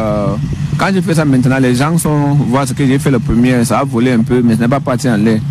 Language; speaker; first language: French; non-native, learner; English